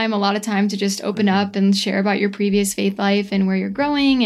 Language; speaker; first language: English; native; English